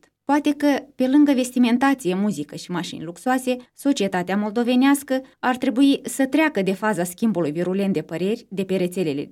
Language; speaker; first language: Romanian; native; Romanian